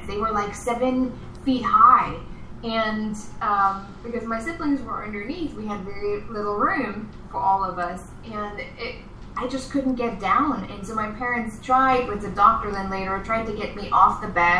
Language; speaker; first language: English; non-native, fluent; German